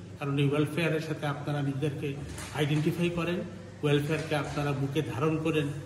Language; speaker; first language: Bangla; native; Bangla